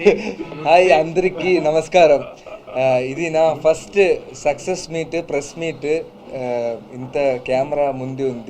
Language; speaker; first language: Telugu; non-native, learner; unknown